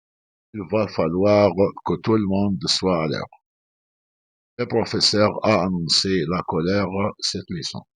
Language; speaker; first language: French; non-native, fluent; Arabic